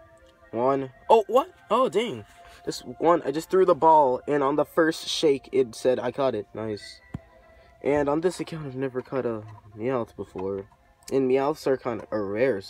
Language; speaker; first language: English; native; English